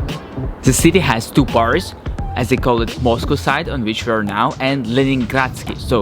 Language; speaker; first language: English; non-native, fluent; Russian